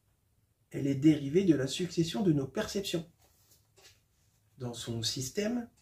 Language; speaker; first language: French; native; French